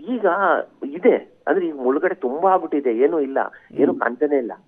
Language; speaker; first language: Kannada; native; Kannada